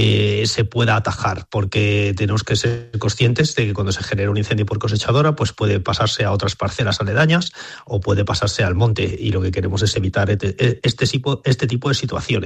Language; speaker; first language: Spanish; native; Spanish